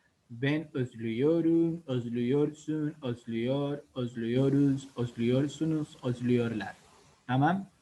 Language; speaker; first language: Turkish; non-native, learner; Spanish